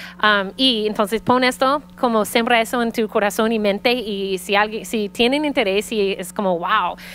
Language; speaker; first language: Spanish; early bilingual, heritage; Spanish